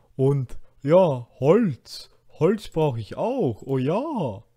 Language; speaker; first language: German; native; German